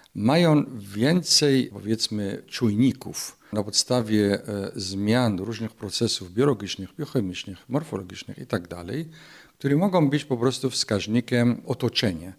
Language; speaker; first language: Polish; non-native, fluent; Arabic